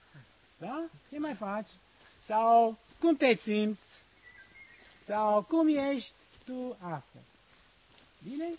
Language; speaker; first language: Romanian; non-native, learner; English